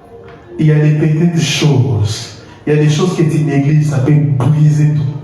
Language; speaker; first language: French; non-native, local second language; Lingala